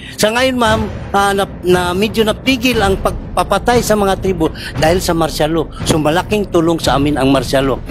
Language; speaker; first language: Filipino; non-native, local second language; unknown